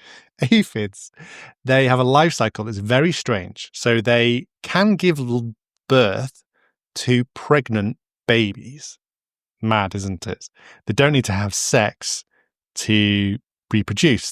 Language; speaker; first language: English; native; English